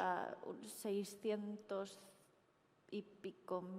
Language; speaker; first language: Spanish; native; Spanish